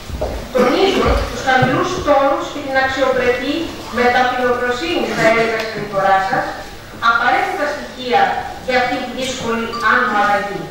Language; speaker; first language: Greek; native; Greek